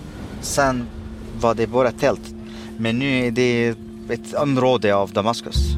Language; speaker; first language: Swedish; non-native, fluent; Arabic